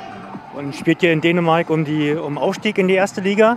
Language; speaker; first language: German; native; German